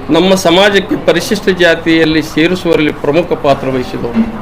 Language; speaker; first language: Kannada; non-native, local second language; Lambadi